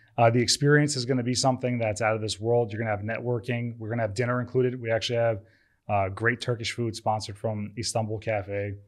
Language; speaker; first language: English; early bilingual, other home language; Turkish